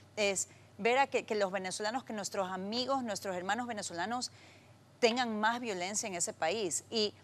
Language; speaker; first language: Spanish; native; Spanish